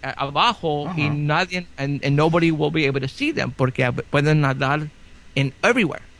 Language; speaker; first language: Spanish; early bilingual, heritage; Spanish